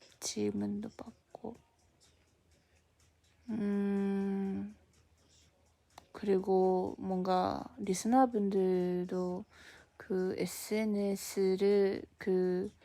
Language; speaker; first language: Korean; non-native, fluent; Japanese